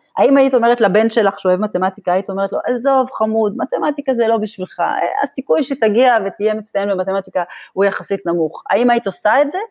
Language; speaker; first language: Hebrew; native; Hebrew